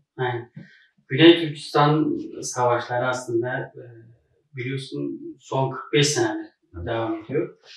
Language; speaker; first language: Turkish; non-native, fluent; Uzbek